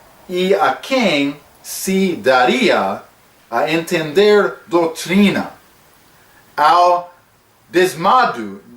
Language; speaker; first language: Portuguese; non-native, fluent; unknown